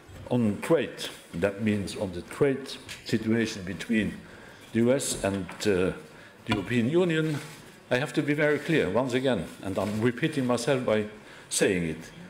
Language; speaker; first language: English; non-native, fluent; Luxembourgish